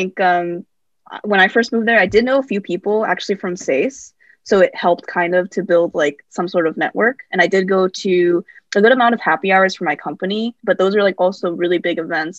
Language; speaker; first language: English; native; English